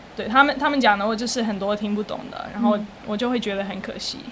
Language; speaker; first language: Chinese; non-native, fluent; English